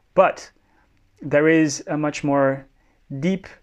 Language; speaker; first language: English; non-native, fluent; Spanish